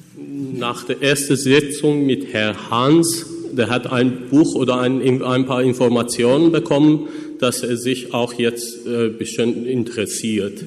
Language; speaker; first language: German; non-native, fluent; Persian